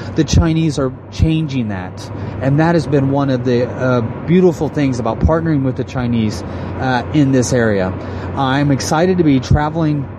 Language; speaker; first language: English; native; English